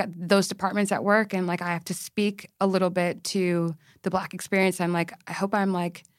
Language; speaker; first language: English; native; English